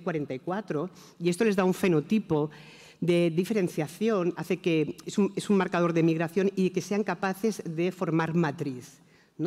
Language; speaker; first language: Spanish; native; Spanish